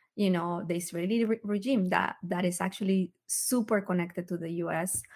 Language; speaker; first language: English; early bilingual, other home language; Spanish